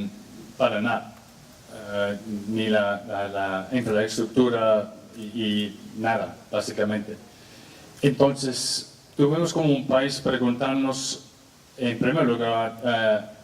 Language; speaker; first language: Spanish; non-native, fluent; English